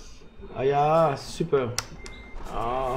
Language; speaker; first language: German; non-native, fluent; French